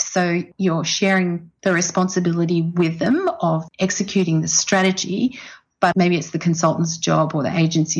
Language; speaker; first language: English; native; English